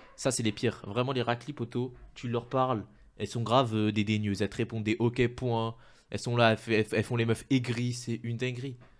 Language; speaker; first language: French; native; French